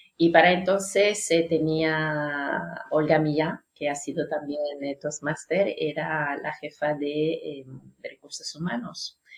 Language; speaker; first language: Spanish; non-native, fluent; French